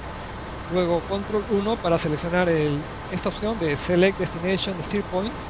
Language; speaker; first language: Spanish; native; Spanish